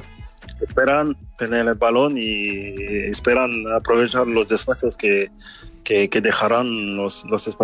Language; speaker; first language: Spanish; non-native, fluent; French